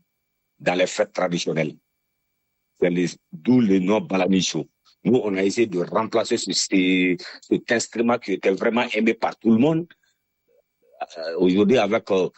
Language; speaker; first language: French; non-native, local second language; Bambara